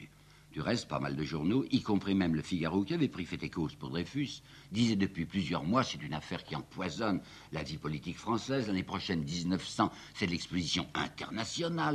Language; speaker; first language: French; native; French